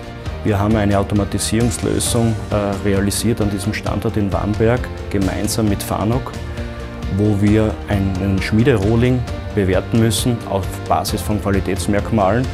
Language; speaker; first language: German; native; German